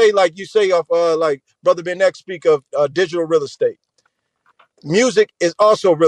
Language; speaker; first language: English; native; English